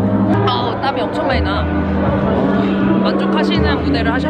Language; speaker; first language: Korean; native; Korean